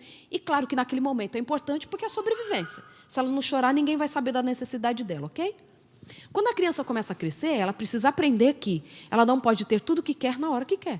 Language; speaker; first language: Portuguese; native; Portuguese